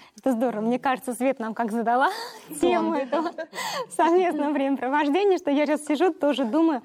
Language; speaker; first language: Russian; native; Russian